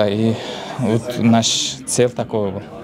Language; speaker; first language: Russian; non-native, fluent; Uzbek